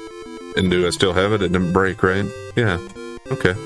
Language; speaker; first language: English; native; English